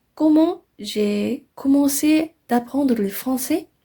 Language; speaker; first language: French; non-native, learner; English